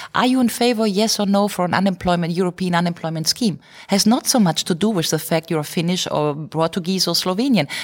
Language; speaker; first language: English; non-native, fluent; German